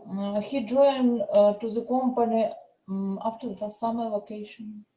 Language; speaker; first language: English; non-native, learner; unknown